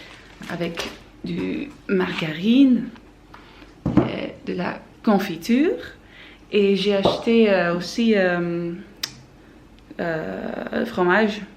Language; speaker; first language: French; non-native, learner; Dutch